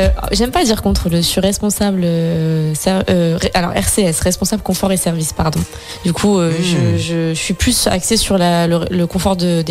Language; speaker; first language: French; native; French